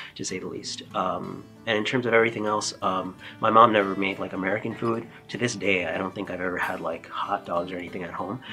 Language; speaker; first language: English; native; English